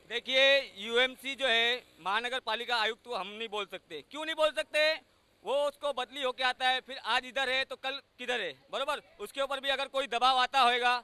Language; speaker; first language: Hindi; non-native, local second language; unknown